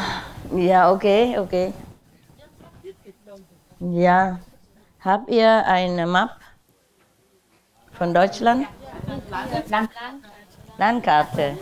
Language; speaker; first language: German; non-native, learner; Vietnamese